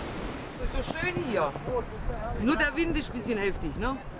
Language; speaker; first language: German; native; German